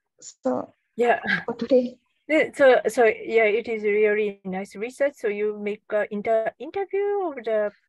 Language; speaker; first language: English; non-native, learner; Japanese